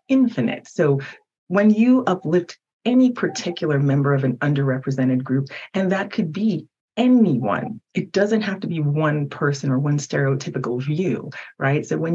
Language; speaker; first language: English; early bilingual, other home language; Haitian Creole